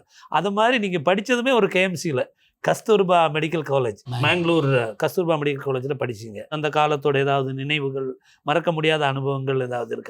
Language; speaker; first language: Tamil; native; Tamil